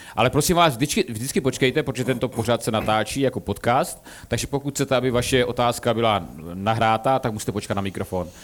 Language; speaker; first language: Czech; native; Czech